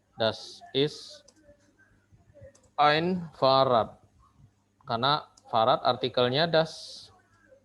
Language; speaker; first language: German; non-native, fluent; Indonesian